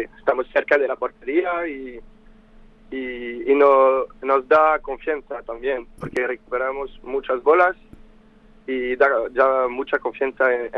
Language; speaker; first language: Spanish; non-native, fluent; French